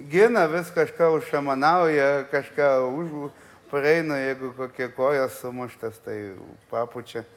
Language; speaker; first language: Lithuanian; early bilingual, other home language; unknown